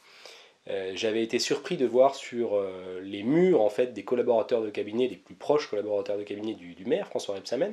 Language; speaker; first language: French; native; French